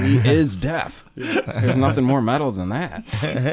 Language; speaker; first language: English; native; English